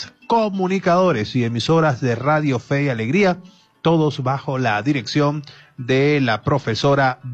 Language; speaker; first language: Spanish; native; Spanish